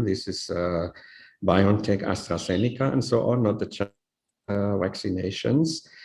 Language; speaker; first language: English; non-native, fluent; Indonesian